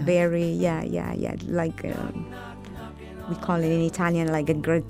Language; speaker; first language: English; non-native, fluent; Italian